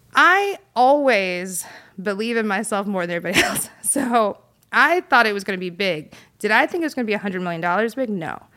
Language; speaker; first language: English; native; English